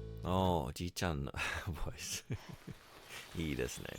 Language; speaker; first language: Japanese; non-native, learner; English